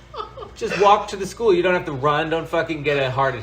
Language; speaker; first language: English; native; English